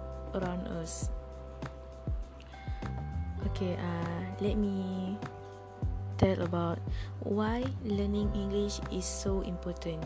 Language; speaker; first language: English; non-native, learner; Malay